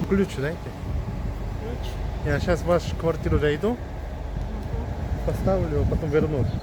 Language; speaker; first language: Russian; non-native, learner; Korean